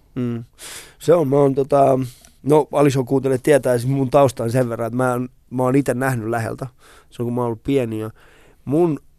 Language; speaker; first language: Finnish; early bilingual, other home language; Persian